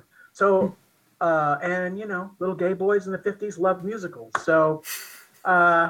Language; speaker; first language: English; native; English